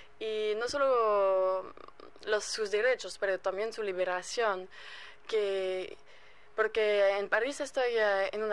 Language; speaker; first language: Spanish; non-native, fluent; French